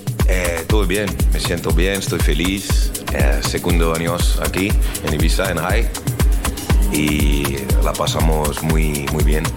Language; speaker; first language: Spanish; non-native, learner; French